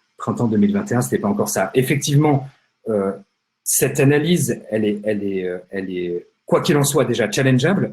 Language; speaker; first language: French; native; French